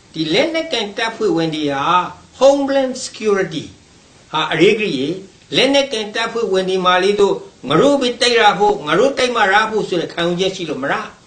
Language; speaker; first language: Burmese; native; Burmese